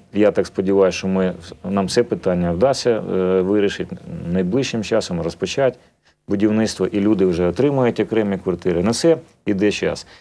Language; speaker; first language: Ukrainian; native; Ukrainian